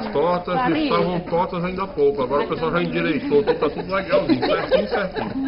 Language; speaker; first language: Portuguese; native; Portuguese